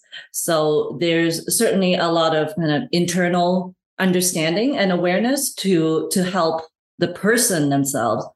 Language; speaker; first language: English; non-native, local second language; Cantonese